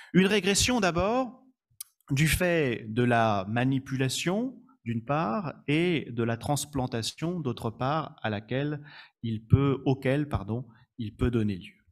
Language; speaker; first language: French; native; French